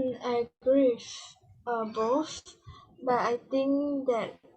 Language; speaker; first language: English; non-native, learner; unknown